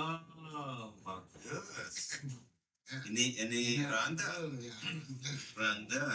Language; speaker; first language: Indonesian; non-native, learner; English